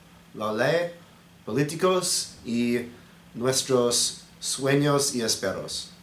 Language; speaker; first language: Spanish; non-native, learner; English